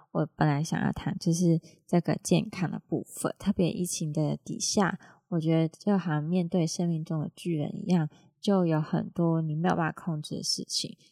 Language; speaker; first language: Chinese; non-native, local second language; Cantonese